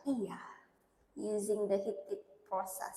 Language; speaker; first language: English; non-native, learner; Indonesian